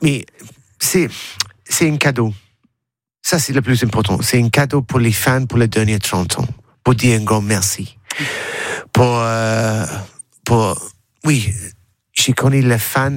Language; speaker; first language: French; non-native, learner; English